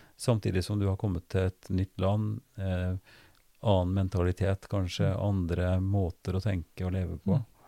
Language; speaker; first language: Norwegian; native; Norwegian